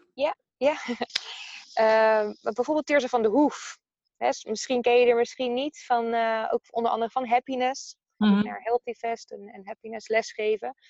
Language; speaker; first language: Dutch; native; Dutch